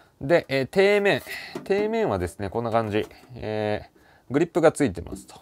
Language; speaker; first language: Japanese; native; Japanese